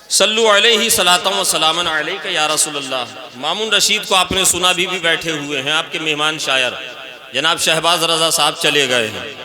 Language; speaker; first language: Urdu; native; Urdu